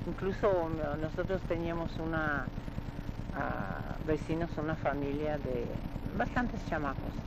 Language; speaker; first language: Spanish; early bilingual, other home language; Russian